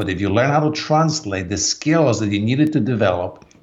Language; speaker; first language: English; non-native, fluent; Polish